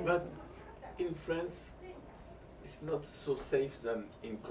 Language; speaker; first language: English; non-native, fluent; French